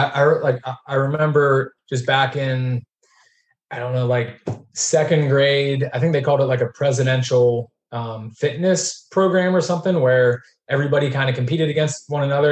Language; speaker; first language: English; native; English